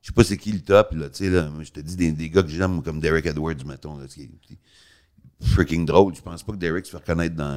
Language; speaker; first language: French; native; French